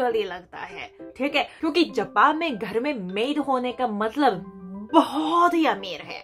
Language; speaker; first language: Hindi; non-native, fluent; Japanese